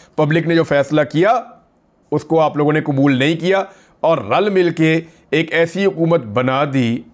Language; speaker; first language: Urdu; native; Urdu